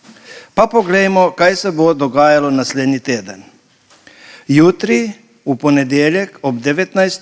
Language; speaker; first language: Slovenian; native; Slovenian